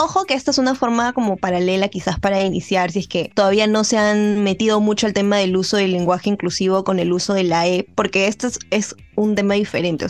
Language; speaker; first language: Spanish; native; Spanish